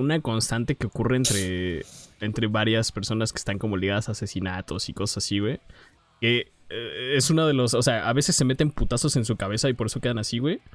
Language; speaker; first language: Spanish; native; Spanish